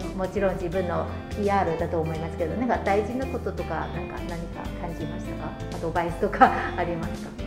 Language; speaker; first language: Japanese; non-native, fluent; Chinese